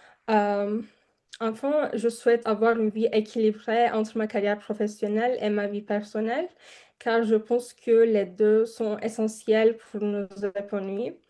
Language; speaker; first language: French; non-native, fluent; Turkish